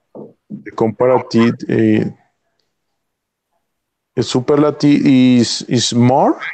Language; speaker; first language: English; non-native, learner; Spanish